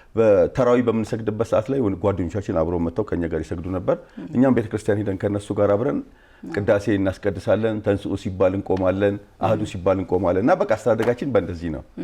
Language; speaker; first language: Amharic; native; Amharic